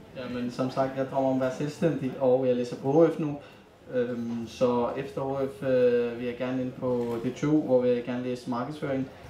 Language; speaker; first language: Danish; early bilingual, other home language; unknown